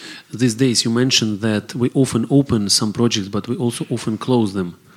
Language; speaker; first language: English; non-native, fluent; Russian